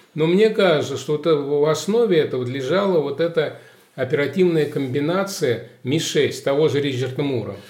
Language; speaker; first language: Russian; native; Russian